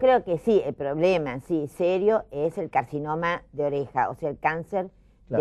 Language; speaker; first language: Spanish; native; Spanish